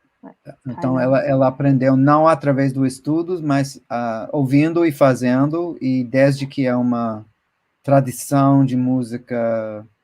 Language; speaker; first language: Portuguese; non-native, fluent; English